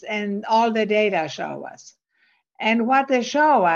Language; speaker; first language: English; non-native, fluent; Greek